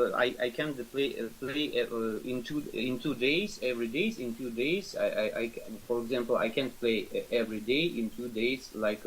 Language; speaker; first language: English; non-native, learner; Russian